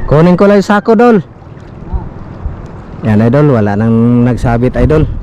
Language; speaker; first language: Filipino; non-native, local second language; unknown